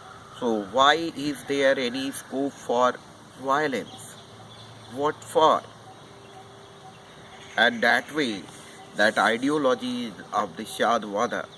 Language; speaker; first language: English; non-native, local second language; Hindi